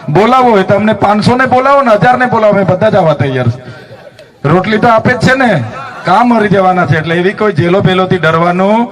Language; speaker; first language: Gujarati; non-native, local second language; Vasavi